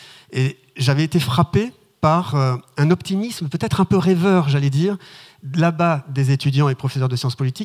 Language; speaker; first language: French; native; French